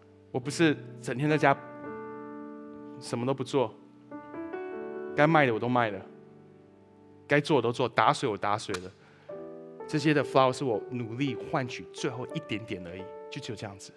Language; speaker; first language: Chinese; early bilingual, other home language; English